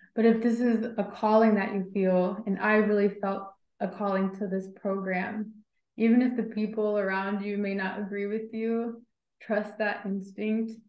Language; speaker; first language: English; native; English